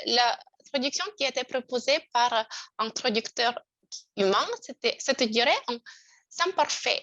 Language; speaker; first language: French; non-native, fluent; Russian